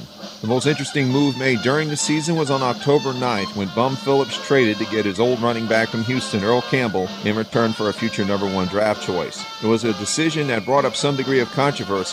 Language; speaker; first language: English; native; English